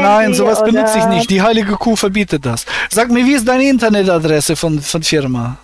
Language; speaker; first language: German; native; German